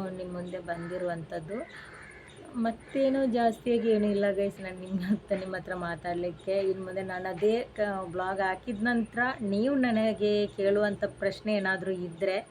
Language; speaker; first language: Kannada; non-native, local second language; Badaga